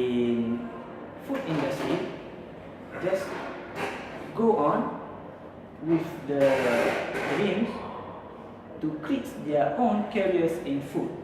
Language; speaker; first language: English; non-native, learner; Malay